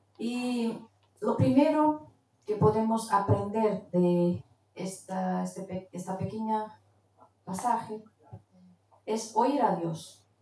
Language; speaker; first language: Spanish; non-native, fluent; Portuguese